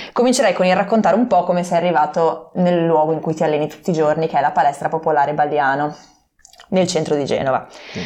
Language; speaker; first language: Italian; native; Italian